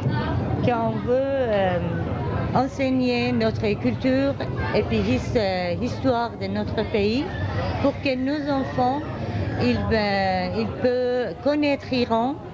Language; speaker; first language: French; non-native, fluent; Persian